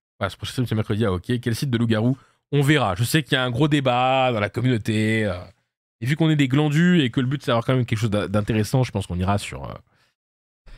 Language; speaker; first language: French; native; French